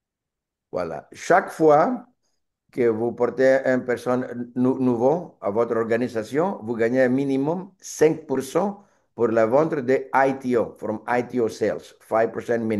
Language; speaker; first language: French; non-native, learner; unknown